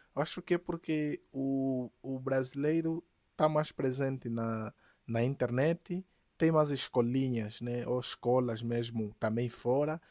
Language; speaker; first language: Portuguese; native; Portuguese